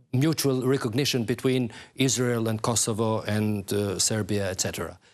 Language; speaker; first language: English; non-native, fluent; Albanian